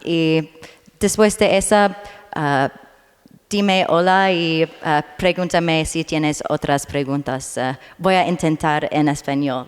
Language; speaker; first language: Spanish; non-native, learner; English